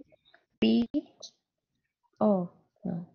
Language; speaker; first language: English; non-native, learner; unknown